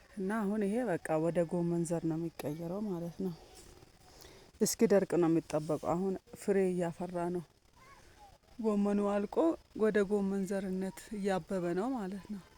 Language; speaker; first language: Amharic; non-native, local second language; Oromo